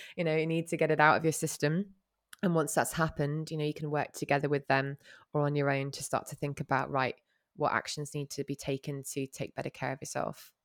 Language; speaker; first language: English; native; English